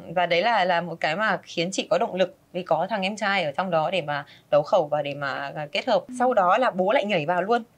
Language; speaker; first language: Vietnamese; early bilingual, other home language; Spanish